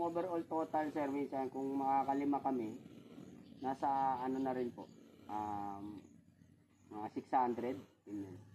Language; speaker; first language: Filipino; native; Filipino